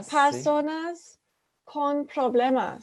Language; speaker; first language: Spanish; non-native, learner; English